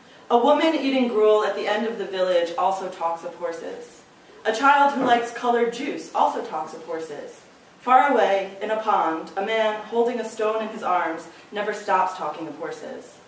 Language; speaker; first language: English; native; English